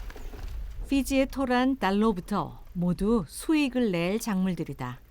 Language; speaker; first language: Korean; native; Korean